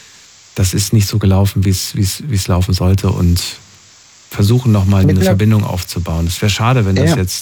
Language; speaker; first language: German; native; German